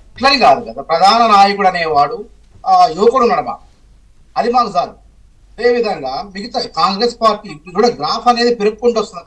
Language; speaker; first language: Telugu; native; Telugu